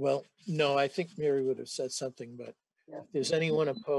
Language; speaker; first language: English; native; English